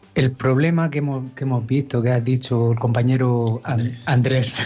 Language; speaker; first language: Spanish; native; Spanish